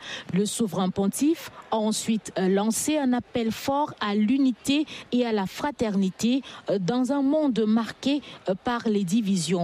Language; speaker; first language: French; native; French